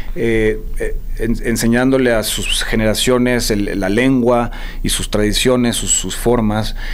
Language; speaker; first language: Spanish; native; Spanish